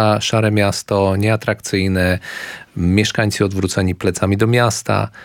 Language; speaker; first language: Polish; non-native, fluent; Slovak